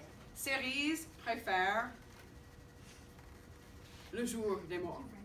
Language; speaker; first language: French; non-native, fluent; English